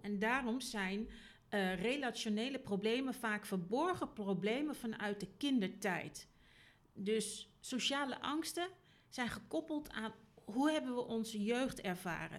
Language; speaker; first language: Dutch; native; Dutch